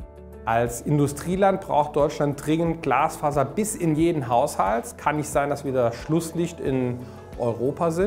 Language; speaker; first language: German; native; German